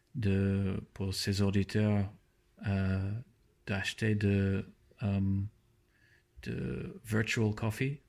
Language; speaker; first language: French; non-native, fluent; English